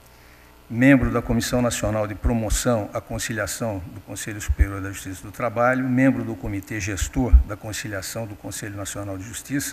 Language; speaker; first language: Portuguese; native; Portuguese